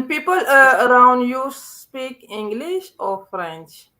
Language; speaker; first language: English; non-native, learner; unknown